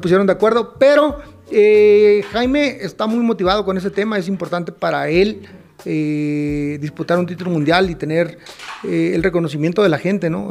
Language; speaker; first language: Spanish; native; Spanish